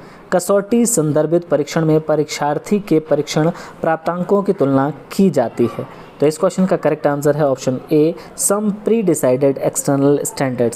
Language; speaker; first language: Hindi; native; Hindi